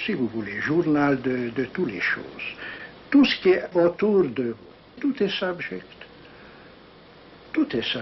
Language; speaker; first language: French; non-native, learner; Hungarian